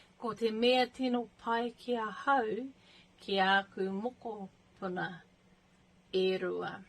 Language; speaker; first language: Māori; non-native, local second language; English